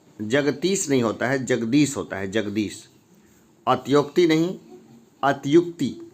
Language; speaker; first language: Hindi; native; Hindi